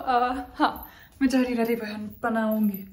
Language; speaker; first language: Hindi; non-native, learner; German